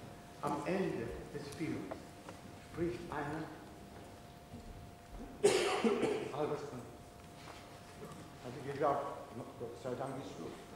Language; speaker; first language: German; non-native, fluent; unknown